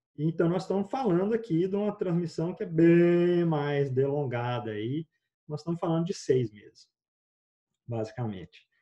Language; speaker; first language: Portuguese; native; Portuguese